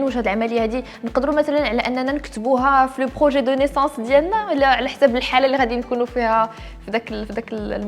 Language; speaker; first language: Arabic; native; Arabic